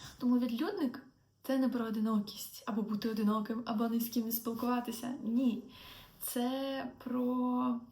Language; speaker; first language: Ukrainian; non-native, local second language; Russian